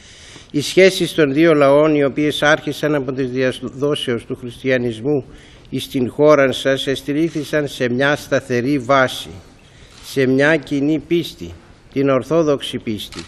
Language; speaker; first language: Greek; native; Greek